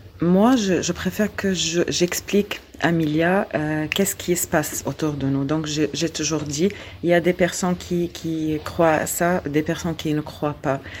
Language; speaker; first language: French; non-native, learner; Arabic